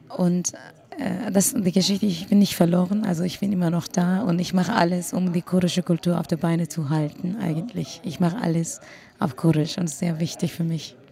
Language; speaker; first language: German; non-native, fluent; Kurdish